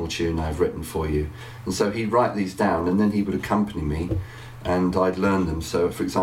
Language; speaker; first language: English; native; English